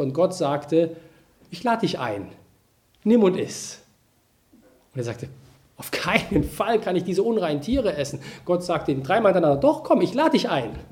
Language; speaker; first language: German; native; German